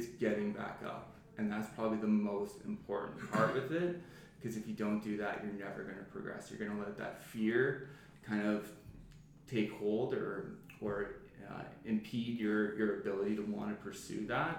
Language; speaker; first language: English; native; English